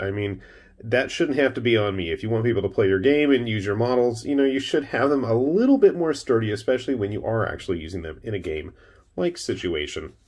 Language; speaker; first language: English; native; English